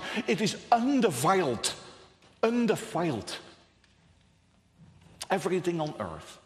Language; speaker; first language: English; non-native, fluent; Dutch